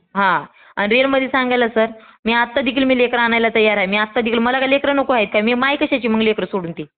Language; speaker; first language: Marathi; native; Marathi